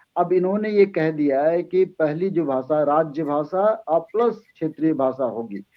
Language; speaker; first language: Hindi; native; Hindi